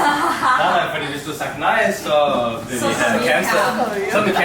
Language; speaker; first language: Danish; early bilingual, other home language; Tamil